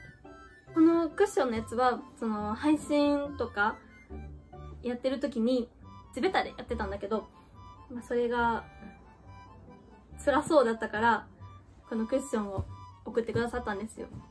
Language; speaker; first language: Japanese; native; Japanese